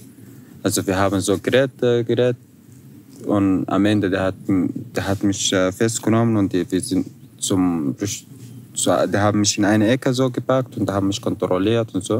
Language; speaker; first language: German; non-native, fluent; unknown